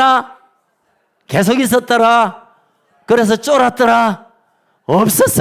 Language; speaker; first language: Korean; native; Korean